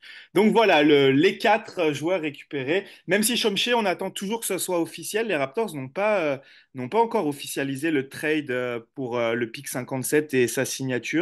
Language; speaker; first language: French; native; French